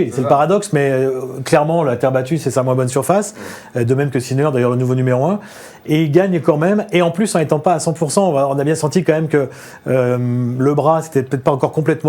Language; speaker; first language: French; native; French